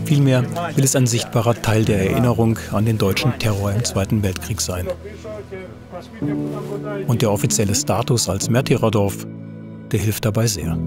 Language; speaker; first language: German; native; German